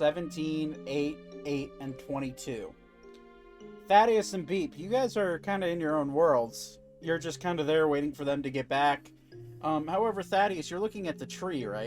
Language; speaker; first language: English; native; English